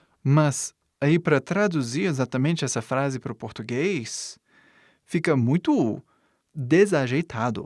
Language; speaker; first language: Portuguese; non-native, fluent; English